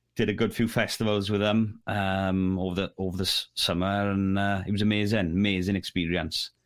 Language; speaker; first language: English; native; English